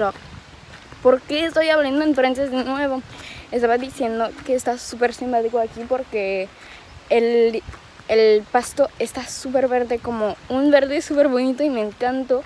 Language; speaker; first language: Spanish; non-native, fluent; French